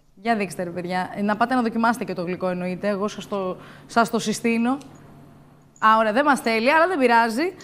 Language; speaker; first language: Greek; native; Greek